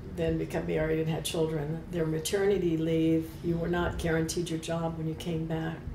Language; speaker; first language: English; native; English